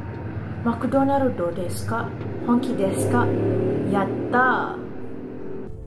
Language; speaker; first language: Japanese; non-native, learner; Malay